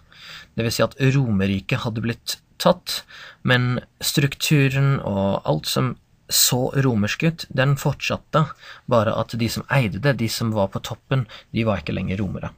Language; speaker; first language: Norwegian; non-native, fluent; English